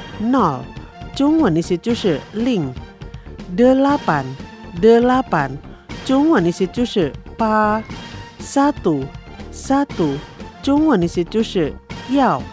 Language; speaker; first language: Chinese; non-native, fluent; Indonesian